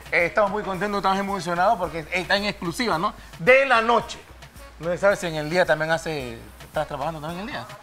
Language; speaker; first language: Spanish; native; Spanish